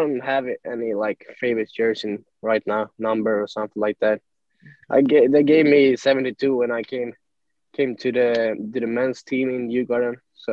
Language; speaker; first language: English; non-native, fluent; Swedish